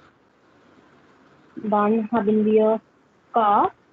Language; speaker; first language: German; non-native, learner; Hindi